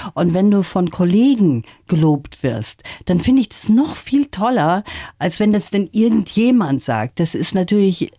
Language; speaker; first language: German; native; German